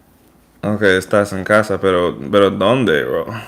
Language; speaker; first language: Spanish; non-native, learner; English